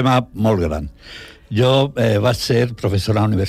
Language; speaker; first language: Catalan; non-native, local second language; Spanish